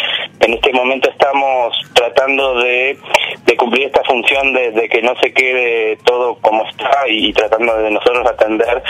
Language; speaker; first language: Spanish; native; Spanish